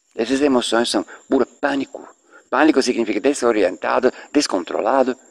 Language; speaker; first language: Portuguese; non-native, fluent; Swiss German